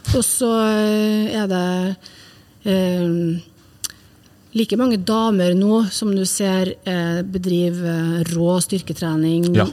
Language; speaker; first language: Norwegian; native; Norwegian